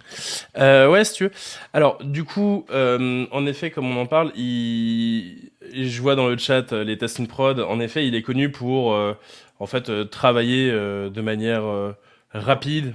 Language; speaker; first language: French; native; French